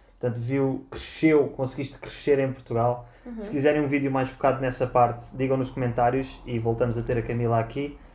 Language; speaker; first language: Portuguese; native; Portuguese